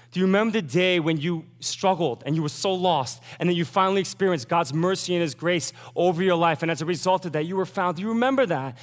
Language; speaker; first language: English; early bilingual, other home language; Korean